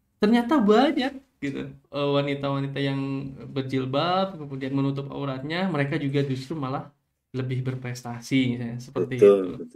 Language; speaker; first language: Indonesian; native; Indonesian